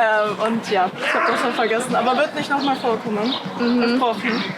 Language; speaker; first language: German; native; German